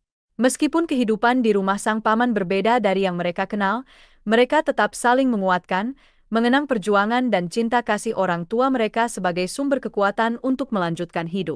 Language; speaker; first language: Indonesian; native; Indonesian